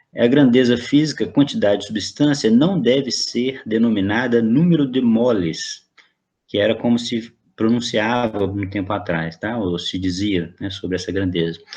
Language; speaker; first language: Portuguese; native; Portuguese